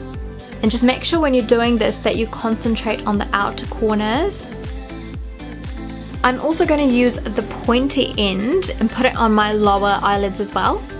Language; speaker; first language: English; early bilingual, other home language; Sinhala